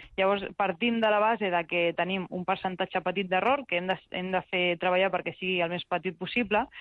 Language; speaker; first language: Catalan; early bilingual, other home language; Spanish